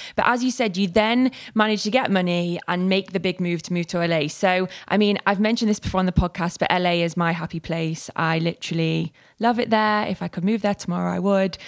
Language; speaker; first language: English; native; English